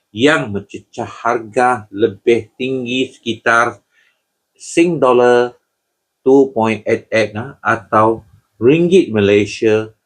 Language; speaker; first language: Malay; non-native, local second language; Chinese